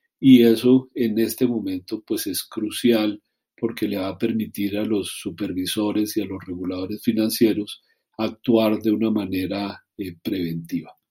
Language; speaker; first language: Spanish; native; Spanish